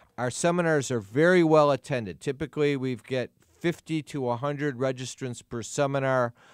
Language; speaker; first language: English; native; English